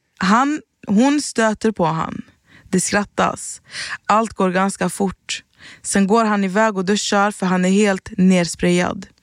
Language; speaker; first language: Swedish; early bilingual, other home language; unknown